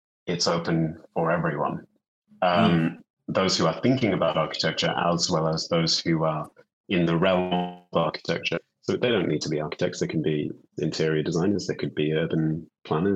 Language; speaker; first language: English; native; English